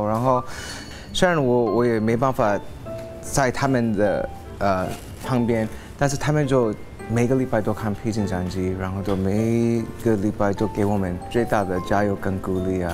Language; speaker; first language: Chinese; early bilingual, heritage; Chinese